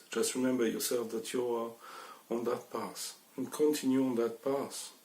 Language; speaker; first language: English; non-native, fluent; French